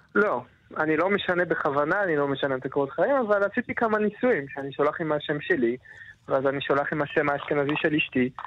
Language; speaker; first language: Hebrew; non-native, fluent; French